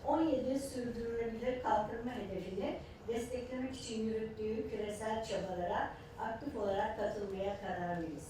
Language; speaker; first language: Turkish; native; Turkish